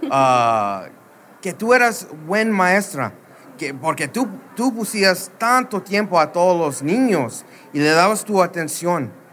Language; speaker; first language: Spanish; early bilingual, heritage; Spanish